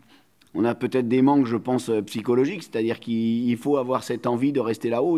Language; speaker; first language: French; native; French